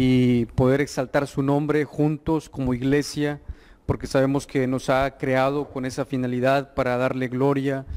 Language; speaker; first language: Spanish; native; Spanish